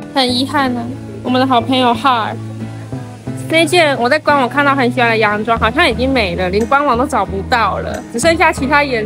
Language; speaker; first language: Chinese; native; Chinese